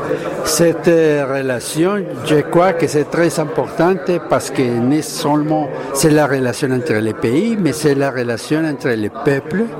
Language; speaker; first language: French; non-native, learner; Spanish